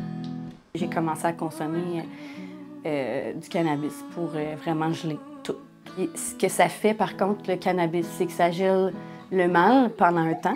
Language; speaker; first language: French; native; French